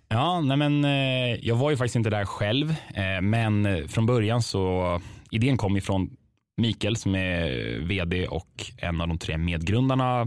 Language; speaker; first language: Swedish; native; Swedish